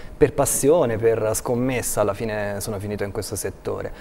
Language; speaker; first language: Italian; native; Italian